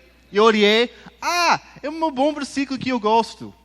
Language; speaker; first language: Portuguese; early bilingual, heritage; Portuguese